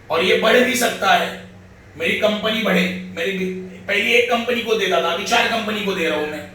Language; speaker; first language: Hindi; non-native, local second language; Marathi